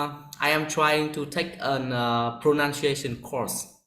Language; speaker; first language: English; non-native, learner; Vietnamese